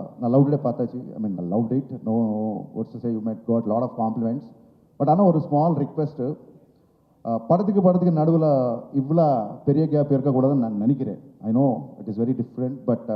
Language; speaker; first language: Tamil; non-native, learner; Telugu